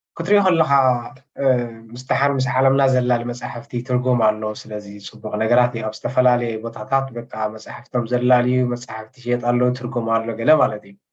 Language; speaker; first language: Tigrinya; native; Tigrinya